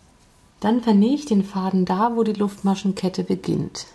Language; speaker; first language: German; native; German